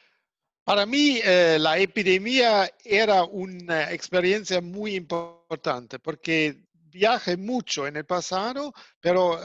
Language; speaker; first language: Spanish; non-native, fluent; German